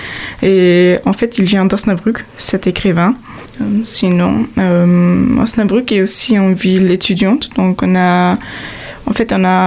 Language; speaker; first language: French; non-native, fluent; German